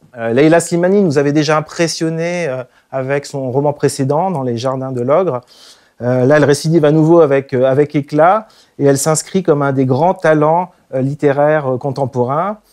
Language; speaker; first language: French; native; French